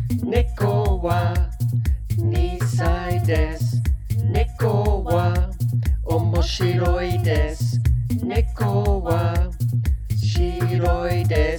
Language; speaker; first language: Japanese; non-native, learner; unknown